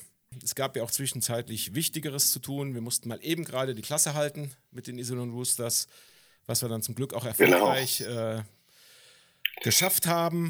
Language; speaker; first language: German; native; German